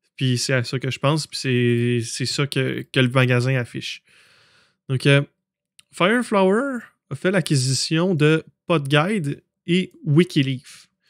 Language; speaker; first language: French; native; French